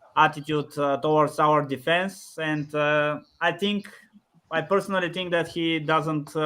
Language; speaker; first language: English; non-native, fluent; Bulgarian